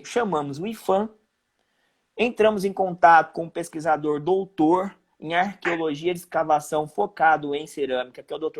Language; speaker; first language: Portuguese; native; Portuguese